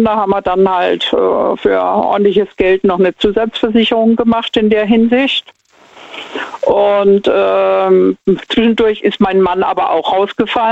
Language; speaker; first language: German; native; German